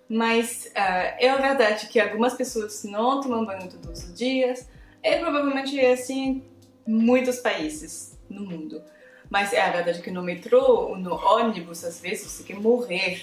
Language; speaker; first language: Portuguese; non-native, fluent; French